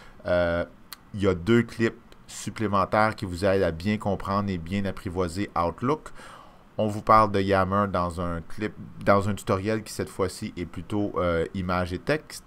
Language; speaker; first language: French; native; French